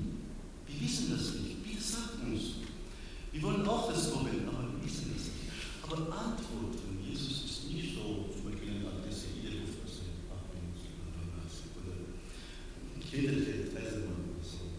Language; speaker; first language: German; non-native, learner; Persian